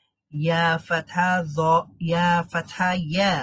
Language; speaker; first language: Arabic; non-native, learner; Bangla